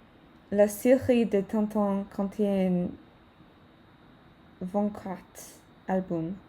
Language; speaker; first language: French; non-native, learner; English